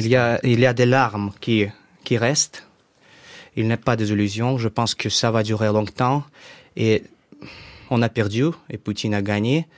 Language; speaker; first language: French; non-native, fluent; Russian